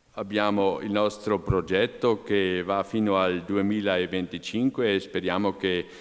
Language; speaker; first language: Italian; non-native, local second language; German